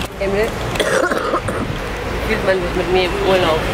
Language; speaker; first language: German; early bilingual, other home language; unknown